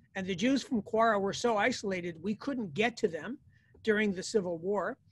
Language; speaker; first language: English; native; English